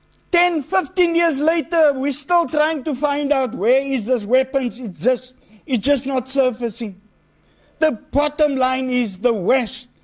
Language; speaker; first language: English; non-native, local second language; Afrikaans